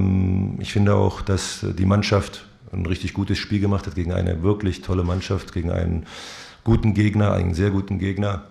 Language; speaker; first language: German; native; German